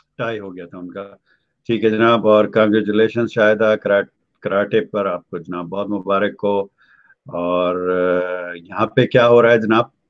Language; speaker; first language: Urdu; native; Urdu